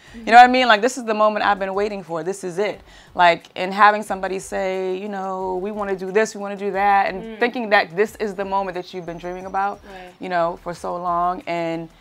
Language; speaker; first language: English; native; English